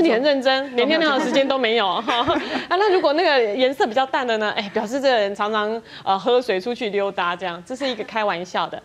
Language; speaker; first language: Chinese; native; Chinese